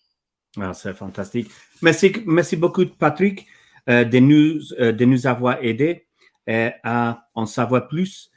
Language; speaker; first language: French; non-native, learner; English